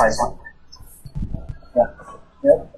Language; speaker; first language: English; non-native, learner; Vietnamese